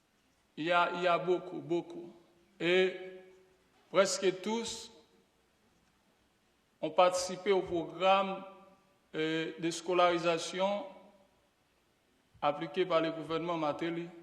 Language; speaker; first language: French; non-native, local second language; Haitian Creole